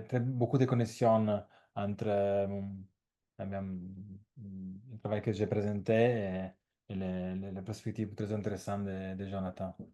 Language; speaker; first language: French; non-native, learner; Italian